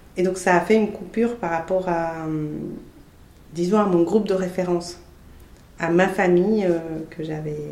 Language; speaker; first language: French; non-native, fluent; Spanish